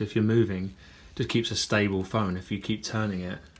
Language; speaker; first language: English; native; English